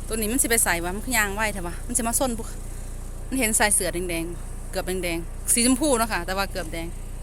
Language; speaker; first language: Thai; native; Thai